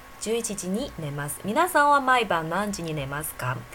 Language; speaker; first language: Japanese; non-native, fluent; Chinese